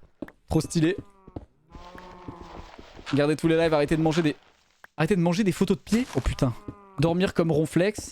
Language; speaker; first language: French; native; French